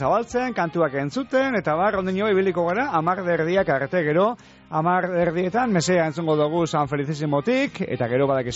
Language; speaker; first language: Basque; native; Basque